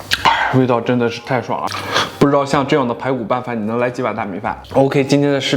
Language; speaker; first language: Chinese; native; Chinese